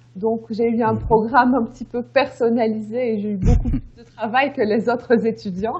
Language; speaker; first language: French; native; French